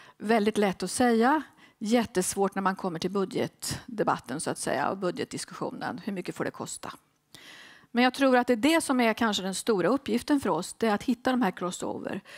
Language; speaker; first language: Swedish; native; Swedish